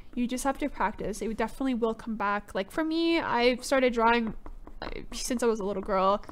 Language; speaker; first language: English; native; English